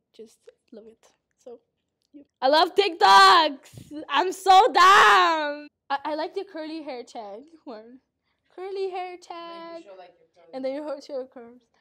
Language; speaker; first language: English; non-native, fluent; Portuguese